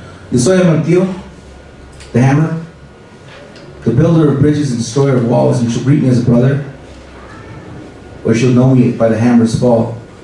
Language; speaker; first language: English; native; English